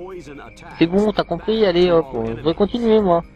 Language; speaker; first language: French; native; French